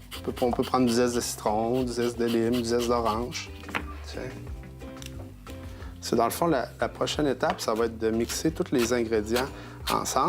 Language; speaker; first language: French; native; French